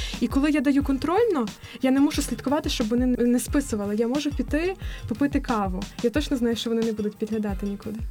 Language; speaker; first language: Ukrainian; native; Ukrainian